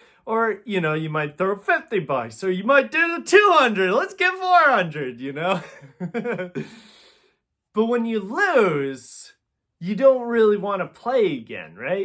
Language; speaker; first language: English; native; English